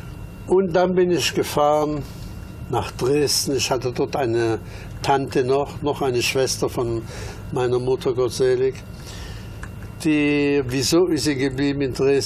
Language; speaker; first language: German; early bilingual, other home language; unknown